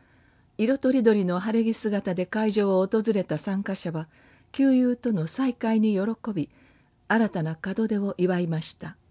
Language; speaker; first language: Japanese; native; Japanese